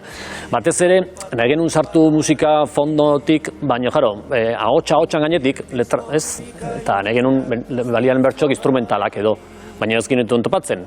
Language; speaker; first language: Basque; native; Basque